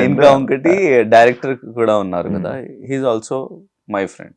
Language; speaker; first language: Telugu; non-native, learner; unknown